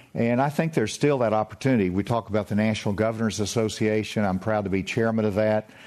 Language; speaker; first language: English; native; English